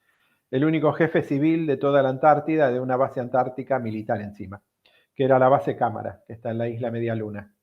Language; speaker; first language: Spanish; native; Spanish